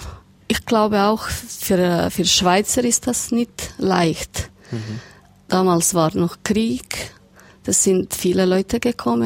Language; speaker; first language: German; non-native, learner; Serbian